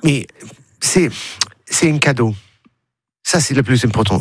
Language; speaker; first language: French; non-native, learner; English